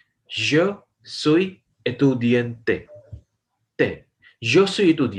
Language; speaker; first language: French; non-native, fluent; Urdu